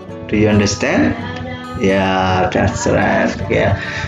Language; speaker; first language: English; non-native, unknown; Indonesian